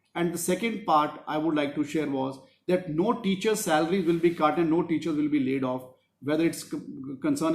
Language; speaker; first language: English; non-native, local second language; Punjabi